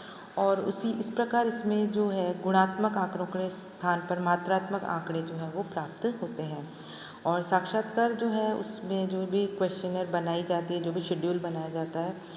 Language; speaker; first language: Hindi; native; Hindi